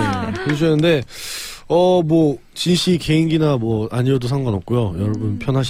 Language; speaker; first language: Korean; native; Korean